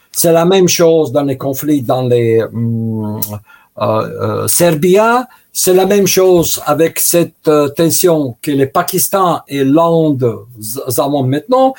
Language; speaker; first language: French; non-native, learner; Russian